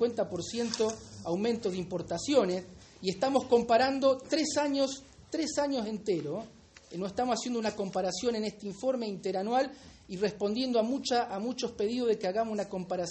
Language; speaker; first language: Spanish; native; Spanish